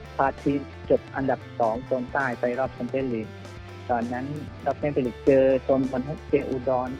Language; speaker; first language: Thai; native; Thai